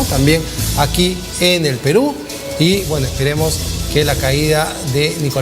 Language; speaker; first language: Spanish; native; Spanish